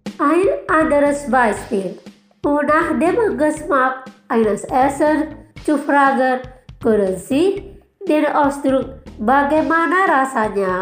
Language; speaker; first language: German; non-native, fluent; Indonesian